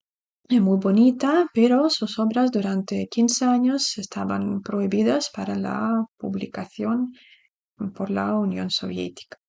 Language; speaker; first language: Spanish; non-native, fluent; Ukrainian